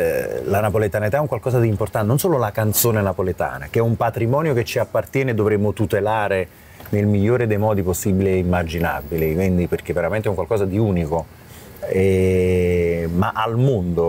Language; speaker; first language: Italian; native; Italian